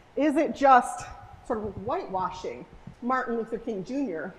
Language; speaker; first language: English; native; English